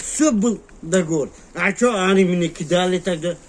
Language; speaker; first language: Russian; non-native, local second language; Kyrgyz